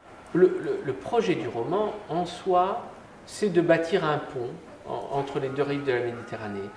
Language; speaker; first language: French; native; French